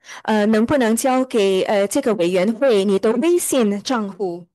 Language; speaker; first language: Chinese; early bilingual, heritage; Chinese